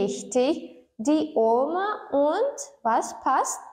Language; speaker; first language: German; non-native, learner; Turkmen